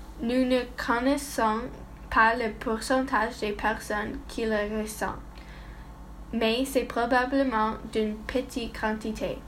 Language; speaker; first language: French; non-native, learner; English